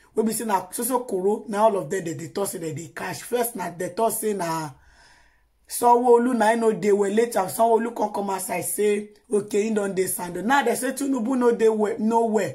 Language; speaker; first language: Nigerian Pidgin; native; Nigerian Pidgin